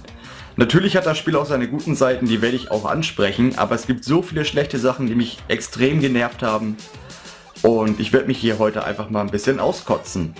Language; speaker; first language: German; native; German